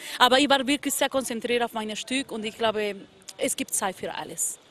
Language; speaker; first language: German; non-native, fluent; Spanish